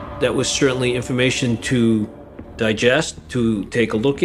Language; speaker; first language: English; native; English